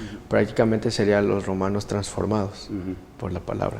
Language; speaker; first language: Spanish; native; Spanish